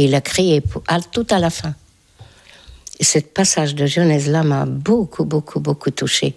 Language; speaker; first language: French; non-native, fluent; Hungarian